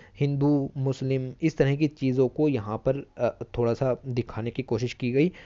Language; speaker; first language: Hindi; native; Hindi